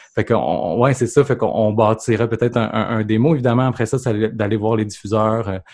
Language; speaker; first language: French; native; French